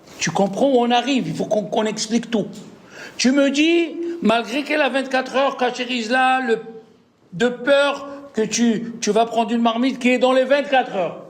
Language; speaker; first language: French; native; French